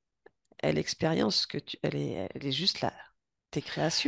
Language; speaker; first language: French; native; French